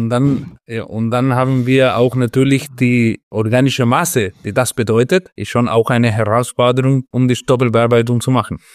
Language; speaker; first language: German; non-native, fluent; Spanish